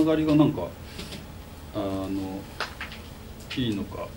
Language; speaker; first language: Japanese; native; Japanese